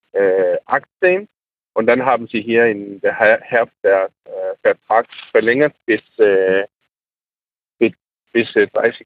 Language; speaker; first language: German; non-native, learner; Danish